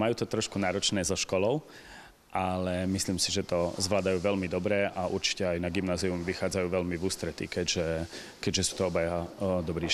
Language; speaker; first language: Slovak; native; Slovak